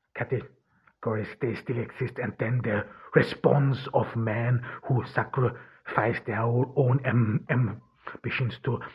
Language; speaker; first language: English; non-native, fluent; Turkish